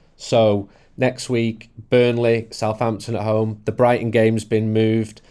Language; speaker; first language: English; native; English